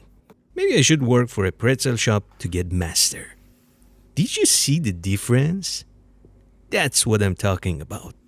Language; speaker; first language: English; non-native, fluent; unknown